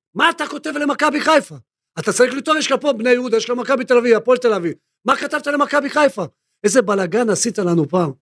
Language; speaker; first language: Hebrew; non-native, fluent; Croatian